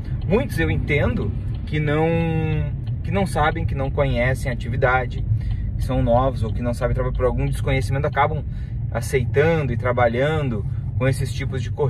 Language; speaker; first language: Portuguese; native; Portuguese